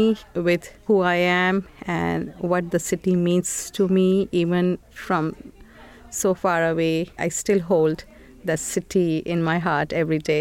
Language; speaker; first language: English; non-native, local second language; Hindi